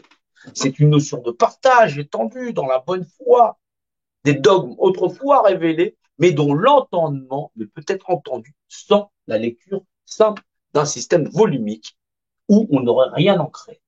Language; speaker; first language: French; native; French